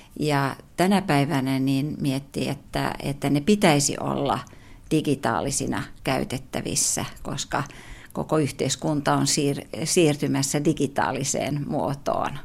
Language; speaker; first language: Finnish; native; Finnish